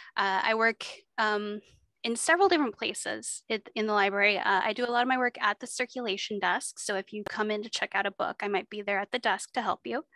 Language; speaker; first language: English; native; English